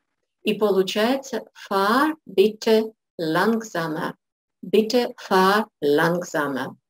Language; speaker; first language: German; non-native, fluent; Russian